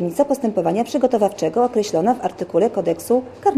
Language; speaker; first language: Polish; native; Polish